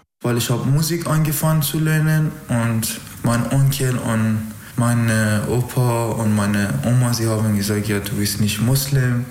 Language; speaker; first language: German; non-native, learner; Persian